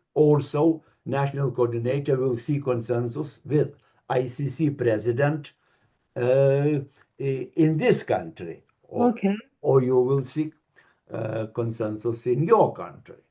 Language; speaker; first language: English; non-native, learner; Lithuanian